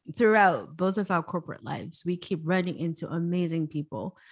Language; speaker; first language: English; non-native, local second language; Cantonese